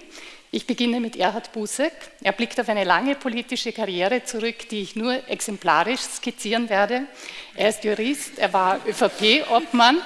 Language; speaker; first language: German; native; German